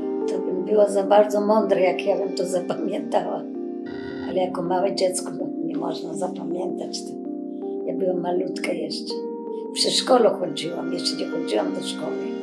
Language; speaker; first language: Polish; early bilingual, other home language; Macedonian